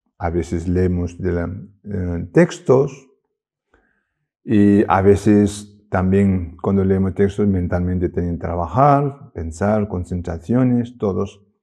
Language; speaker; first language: Spanish; non-native, learner; Tibetan